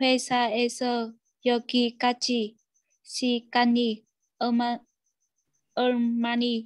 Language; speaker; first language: Korean; non-native, learner; Vietnamese